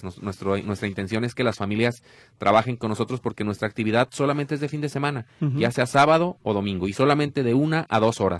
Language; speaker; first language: Spanish; native; Spanish